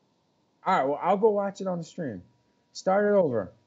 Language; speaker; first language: English; native; English